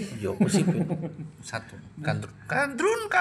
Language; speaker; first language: Indonesian; native; Indonesian